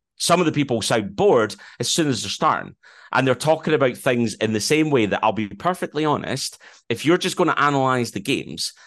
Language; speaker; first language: English; native; English